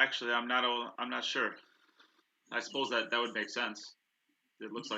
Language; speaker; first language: English; native; English